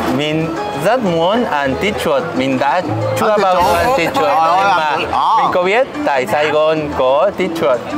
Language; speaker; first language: Vietnamese; non-native, learner; Spanish